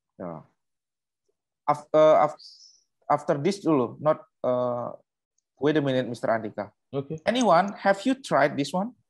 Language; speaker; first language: English; non-native, learner; Indonesian